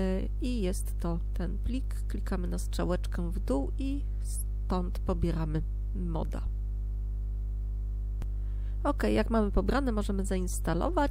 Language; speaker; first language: Polish; native; Polish